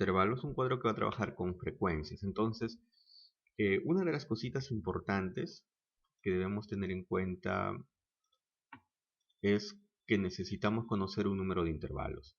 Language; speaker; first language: Spanish; native; Spanish